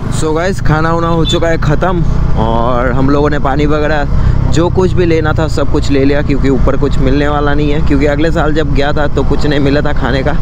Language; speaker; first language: Hindi; non-native, local second language; Bangla